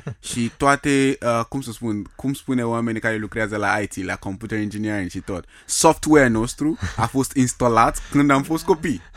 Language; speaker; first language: Romanian; non-native, fluent; Yoruba